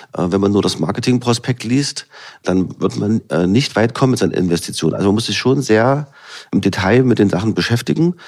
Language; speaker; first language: German; native; German